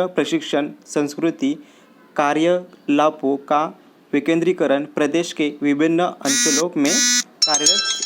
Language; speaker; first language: Hindi; non-native, local second language; Marathi